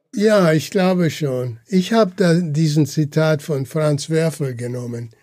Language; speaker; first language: German; early bilingual, heritage; German